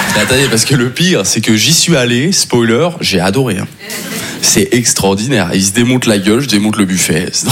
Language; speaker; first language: French; native; French